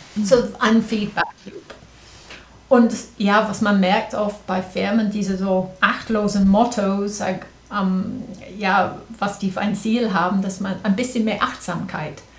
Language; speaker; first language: German; non-native, fluent; English